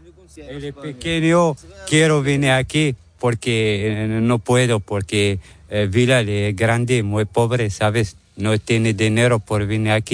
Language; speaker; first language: Spanish; non-native, learner; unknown